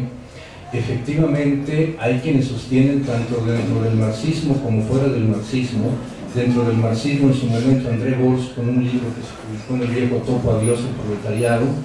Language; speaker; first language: Spanish; native; Spanish